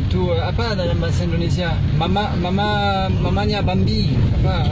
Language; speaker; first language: Indonesian; non-native, learner; French